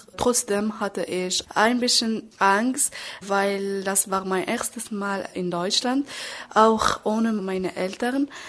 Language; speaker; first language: German; non-native, learner; Arabic